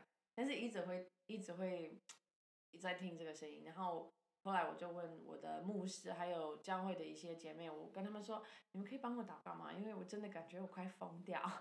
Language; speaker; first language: Chinese; non-native, fluent; English